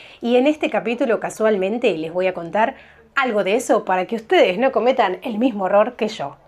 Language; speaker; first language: Spanish; native; Spanish